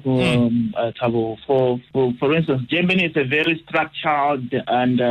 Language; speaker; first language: English; non-native, local second language; Tsonga